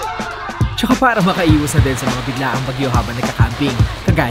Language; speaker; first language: Filipino; native; Filipino